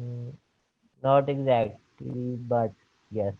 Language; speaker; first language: English; non-native, learner; Urdu